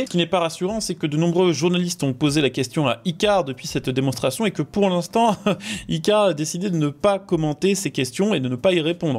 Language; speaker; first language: French; native; French